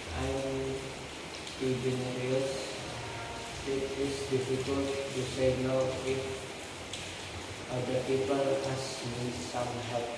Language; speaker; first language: English; non-native, learner; Indonesian